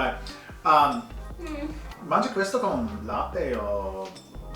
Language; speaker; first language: Italian; non-native, learner; English